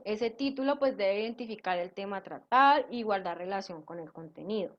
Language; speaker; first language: Spanish; native; Spanish